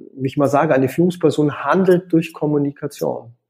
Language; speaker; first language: German; native; German